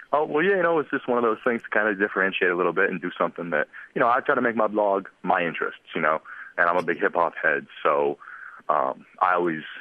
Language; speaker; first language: English; native; English